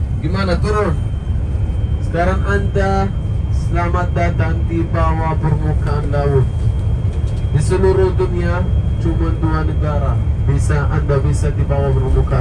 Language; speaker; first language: Indonesian; non-native, fluent; Arabic